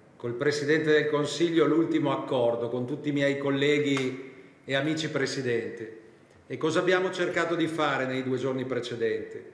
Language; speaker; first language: Italian; native; Italian